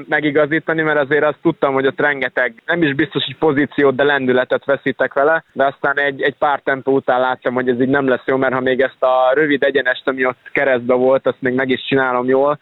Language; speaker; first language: Hungarian; native; Hungarian